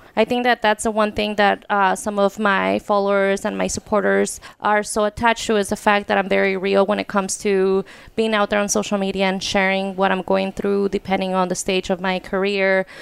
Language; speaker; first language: English; early bilingual, other home language; Spanish